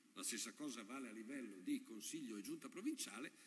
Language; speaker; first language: Italian; native; Italian